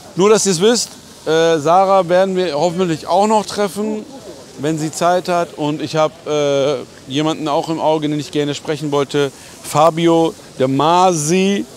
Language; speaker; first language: German; early bilingual, other home language; Persian